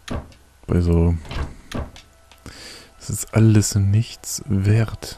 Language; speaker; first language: German; native; German